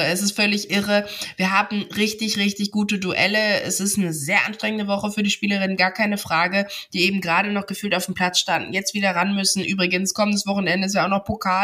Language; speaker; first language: German; native; German